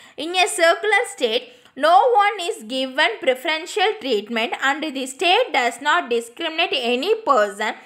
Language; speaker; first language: English; non-native, local second language; Tamil